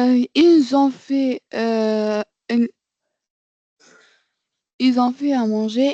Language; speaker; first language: French; non-native, learner; Arabic